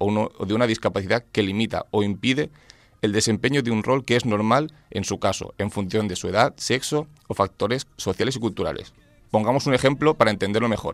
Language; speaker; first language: Spanish; native; Spanish